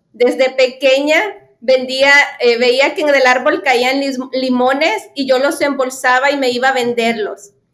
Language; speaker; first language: Spanish; native; Spanish